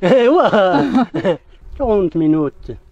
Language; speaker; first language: French; non-native, learner; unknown